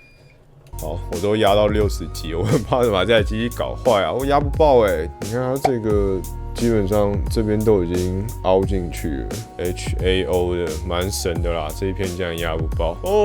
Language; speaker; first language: Chinese; native; Chinese